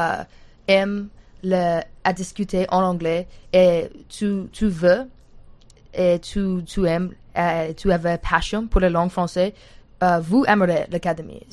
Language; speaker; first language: French; non-native, learner; English